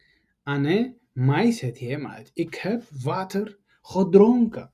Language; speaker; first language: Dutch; non-native, learner; Tigrinya